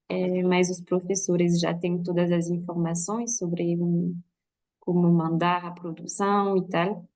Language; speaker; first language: Portuguese; non-native, fluent; French